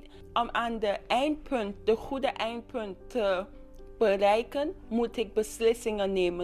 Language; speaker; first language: Dutch; non-native, local second language; English